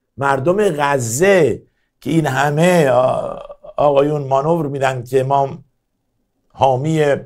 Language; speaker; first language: Persian; native; Persian